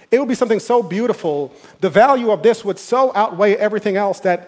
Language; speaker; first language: English; native; English